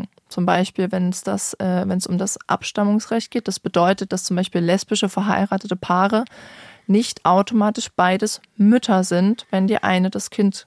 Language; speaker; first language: German; native; German